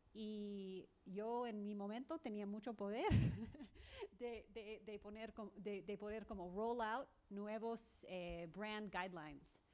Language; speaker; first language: Spanish; early bilingual, heritage; Spanish